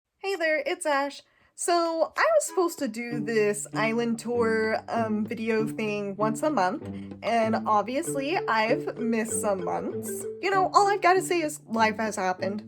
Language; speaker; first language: English; native; English